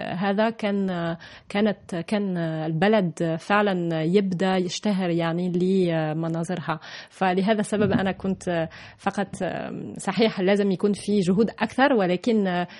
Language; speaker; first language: Arabic; non-native, fluent; French